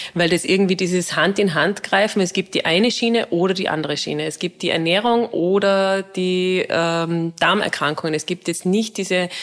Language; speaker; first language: German; native; German